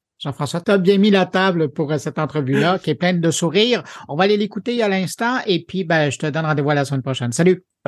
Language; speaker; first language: French; native; French